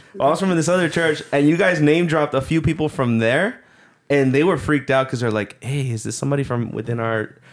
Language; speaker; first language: English; early bilingual, other home language; Spanish